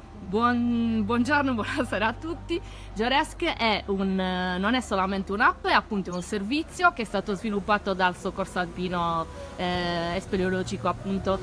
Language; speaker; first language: Italian; native; Italian